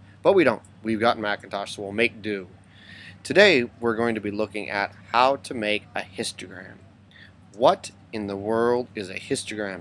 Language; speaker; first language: English; native; English